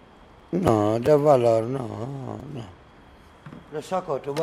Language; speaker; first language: Spanish; non-native, learner; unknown